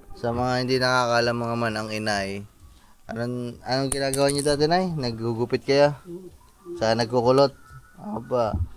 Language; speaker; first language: Filipino; native; Filipino